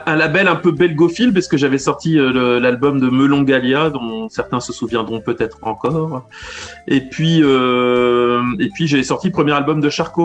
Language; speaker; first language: French; native; French